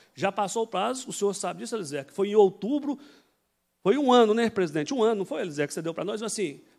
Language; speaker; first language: Portuguese; native; Portuguese